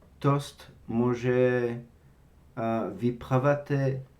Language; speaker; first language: Czech; non-native, learner; French